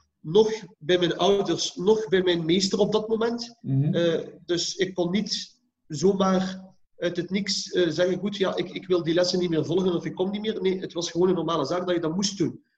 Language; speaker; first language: Dutch; early bilingual, other home language; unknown